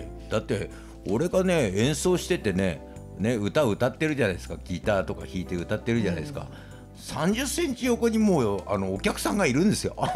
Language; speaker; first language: Japanese; native; Japanese